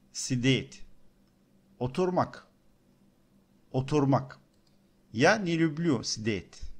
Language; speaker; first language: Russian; non-native, learner; Turkish